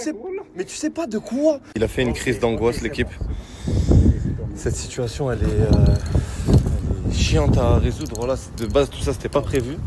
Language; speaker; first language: French; native; French